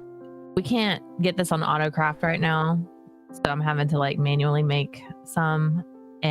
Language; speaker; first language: English; native; English